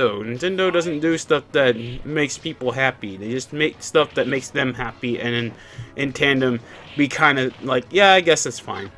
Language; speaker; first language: English; native; English